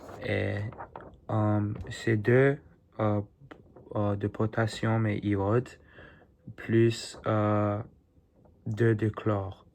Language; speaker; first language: French; non-native, learner; English